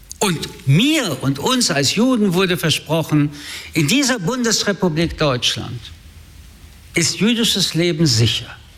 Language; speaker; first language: German; early bilingual, other home language; French